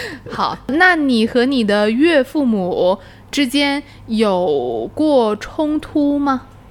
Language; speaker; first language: Chinese; native; Chinese